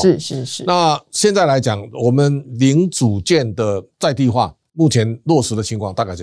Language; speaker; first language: Chinese; native; Chinese